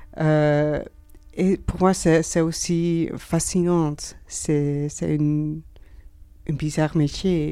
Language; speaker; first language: French; non-native, learner; Dutch